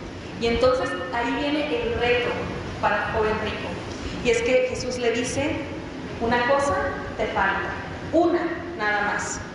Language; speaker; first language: Spanish; native; Spanish